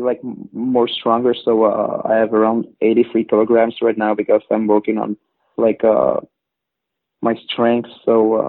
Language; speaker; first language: English; non-native, fluent; Czech